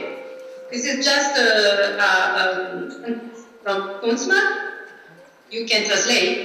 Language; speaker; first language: English; non-native, learner; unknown